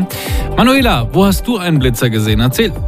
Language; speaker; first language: German; native; German